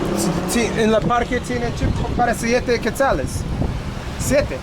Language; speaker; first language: Spanish; non-native, learner; English